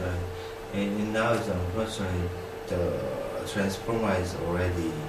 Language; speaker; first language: English; non-native, learner; Korean